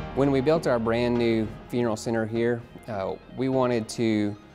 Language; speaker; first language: English; native; English